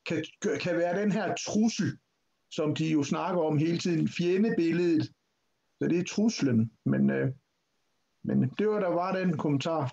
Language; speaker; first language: Danish; native; Danish